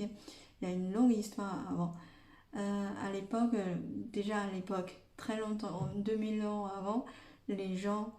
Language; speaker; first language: French; non-native, fluent; Chinese